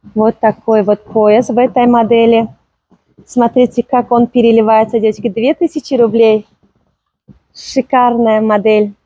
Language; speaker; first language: Russian; non-native, local second language; Tajik